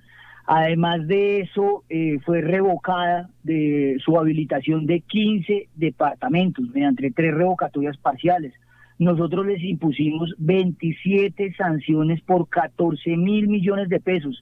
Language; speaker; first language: Spanish; native; Spanish